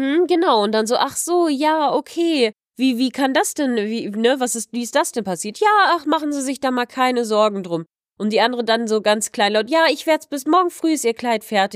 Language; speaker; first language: German; native; German